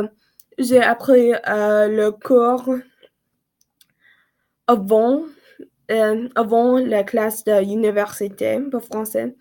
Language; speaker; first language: French; non-native, learner; English